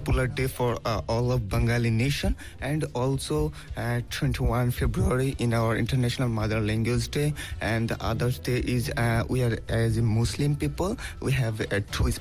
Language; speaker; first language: English; non-native, local second language; Bangla